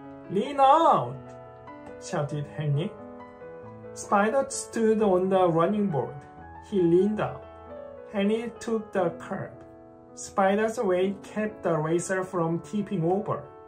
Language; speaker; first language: English; non-native, fluent; Korean